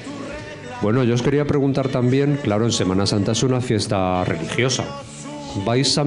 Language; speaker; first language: Spanish; native; Spanish